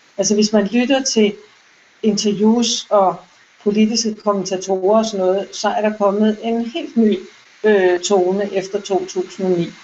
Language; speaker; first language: Danish; native; Danish